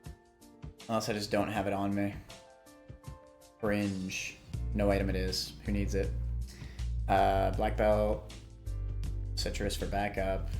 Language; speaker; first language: English; native; English